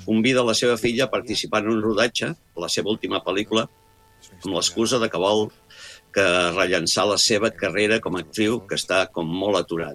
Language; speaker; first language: Catalan; native; Catalan